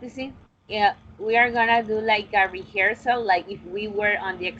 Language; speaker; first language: English; non-native, fluent; Spanish